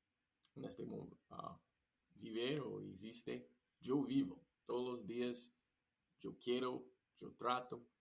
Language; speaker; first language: Spanish; non-native, learner; English